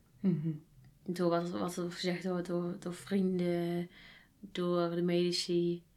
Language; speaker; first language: Dutch; native; Dutch